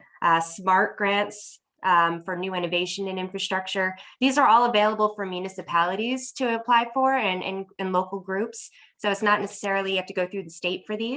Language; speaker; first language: English; native; English